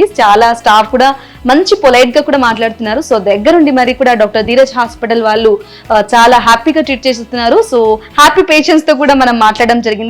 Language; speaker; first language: Telugu; native; Telugu